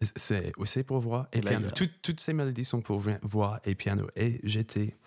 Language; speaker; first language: French; non-native, fluent; English